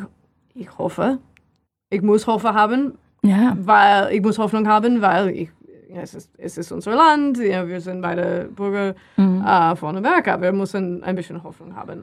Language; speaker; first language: German; non-native, learner; English